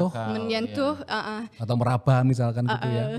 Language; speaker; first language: Indonesian; native; Indonesian